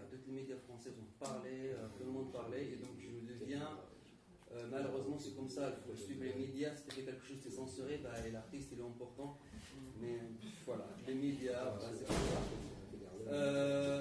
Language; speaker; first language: French; non-native, fluent; Arabic